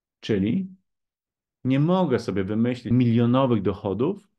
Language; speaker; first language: Polish; native; Polish